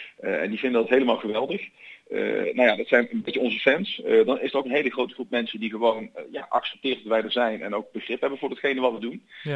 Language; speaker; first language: Dutch; native; Dutch